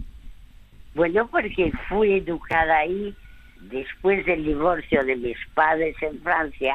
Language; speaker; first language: Spanish; early bilingual, other home language; French